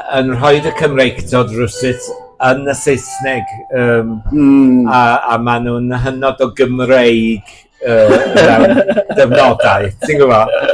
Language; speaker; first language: Welsh; native; Welsh